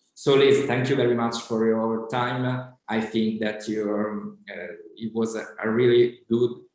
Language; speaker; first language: English; non-native, fluent; Italian